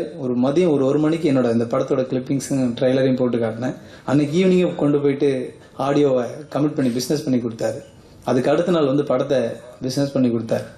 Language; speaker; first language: Tamil; native; Tamil